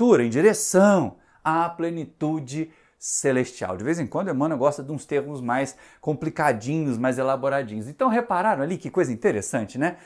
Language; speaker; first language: Portuguese; native; Portuguese